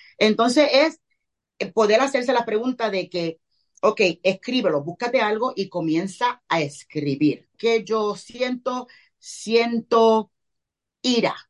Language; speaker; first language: Spanish; early bilingual, heritage; Spanish